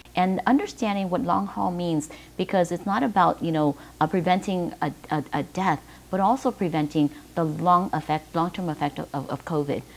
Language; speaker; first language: English; early bilingual, other home language; Vietnamese